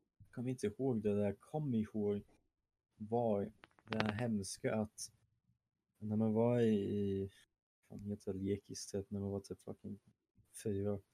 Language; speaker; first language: Swedish; early bilingual, other home language; German